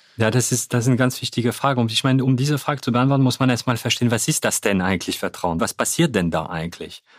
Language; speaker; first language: German; non-native, fluent; French